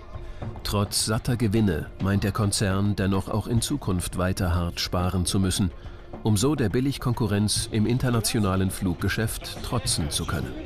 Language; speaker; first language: German; native; German